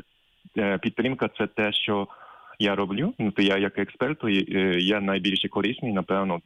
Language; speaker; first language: Ukrainian; non-native, fluent; Japanese